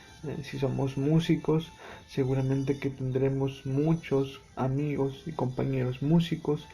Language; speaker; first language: Spanish; native; Spanish